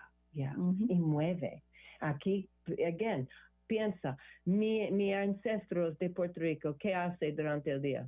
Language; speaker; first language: Spanish; non-native, learner; English